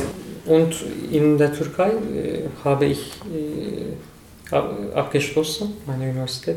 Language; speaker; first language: German; non-native, learner; Turkish